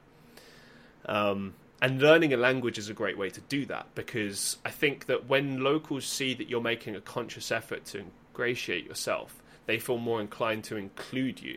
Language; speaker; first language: English; native; English